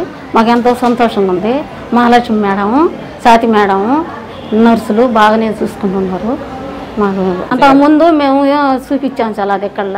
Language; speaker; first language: Telugu; native; Telugu